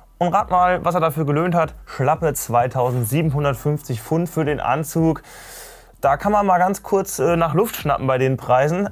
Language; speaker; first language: German; native; German